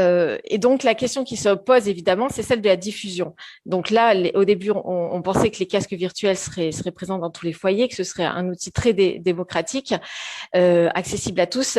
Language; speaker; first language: French; native; French